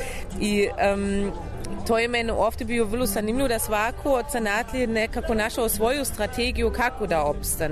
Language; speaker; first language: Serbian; non-native, learner; German